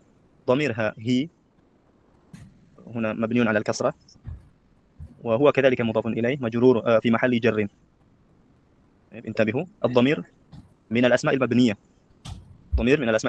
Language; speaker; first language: Arabic; non-native, fluent; Indonesian